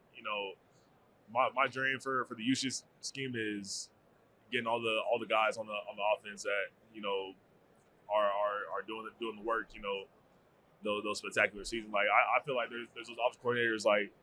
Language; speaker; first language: English; native; English